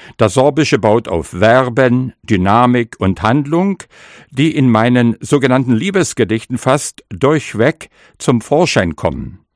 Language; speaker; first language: German; non-native, local second language; Upper Sorbian